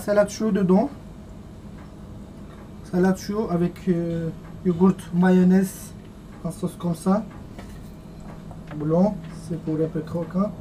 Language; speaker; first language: French; non-native, learner; Turkish